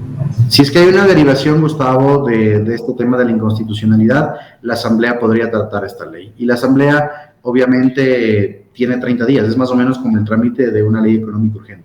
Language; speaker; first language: Spanish; native; Spanish